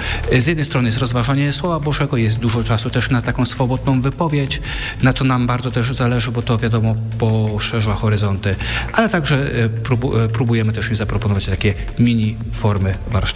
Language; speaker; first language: Polish; native; Polish